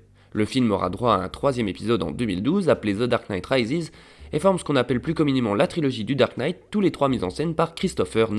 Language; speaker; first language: French; native; French